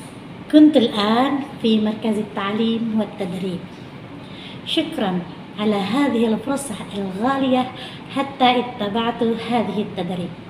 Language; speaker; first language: Arabic; non-native, learner; Indonesian